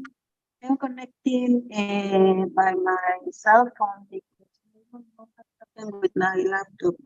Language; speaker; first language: English; non-native, learner; Spanish